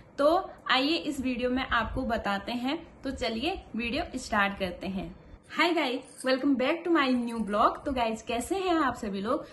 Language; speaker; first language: Hindi; native; Hindi